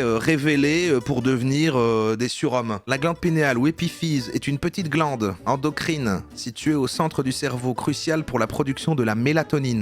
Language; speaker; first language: French; native; French